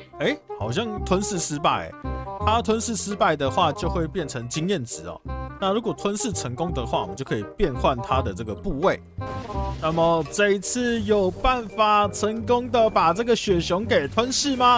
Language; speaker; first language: Chinese; native; Chinese